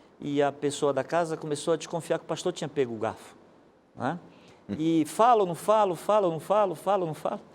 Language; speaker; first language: Portuguese; native; Portuguese